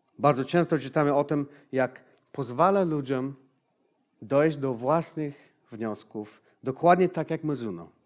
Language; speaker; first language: Polish; non-native, fluent; English